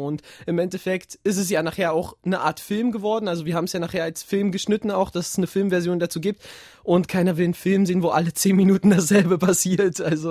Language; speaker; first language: German; native; German